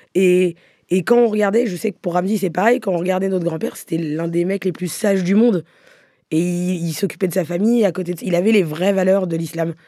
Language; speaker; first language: French; native; French